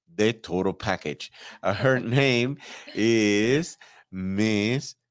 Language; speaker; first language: English; non-native, fluent; Spanish